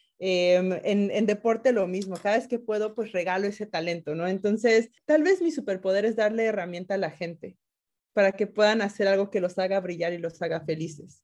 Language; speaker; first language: Spanish; native; Spanish